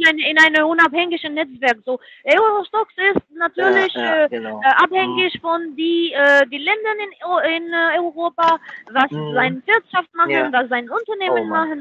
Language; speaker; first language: German; non-native, fluent; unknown